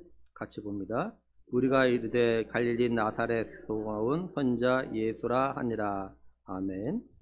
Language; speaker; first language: Korean; native; Korean